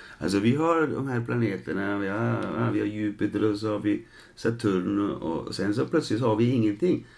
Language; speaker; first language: Swedish; non-native, fluent; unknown